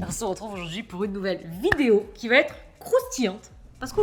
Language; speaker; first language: French; native; French